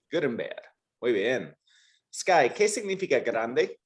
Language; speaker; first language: Spanish; non-native, fluent; English